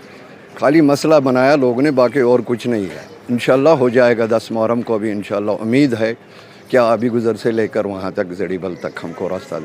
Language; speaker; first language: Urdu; non-native, local second language; Kashmiri